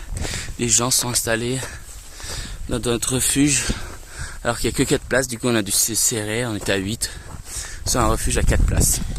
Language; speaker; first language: French; native; French